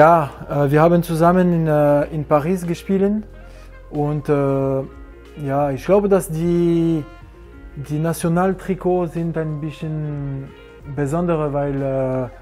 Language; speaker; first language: German; non-native, learner; French